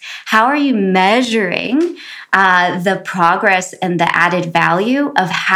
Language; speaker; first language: English; native; English